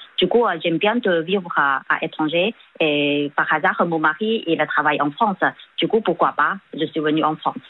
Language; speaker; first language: French; non-native, fluent; Chinese